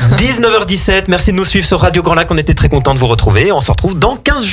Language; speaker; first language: French; native; French